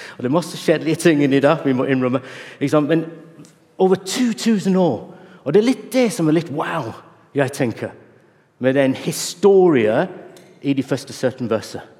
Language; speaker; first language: Norwegian; non-native, fluent; English